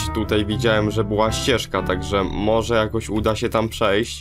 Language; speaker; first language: Polish; native; Polish